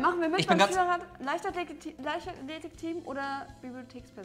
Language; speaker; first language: German; native; German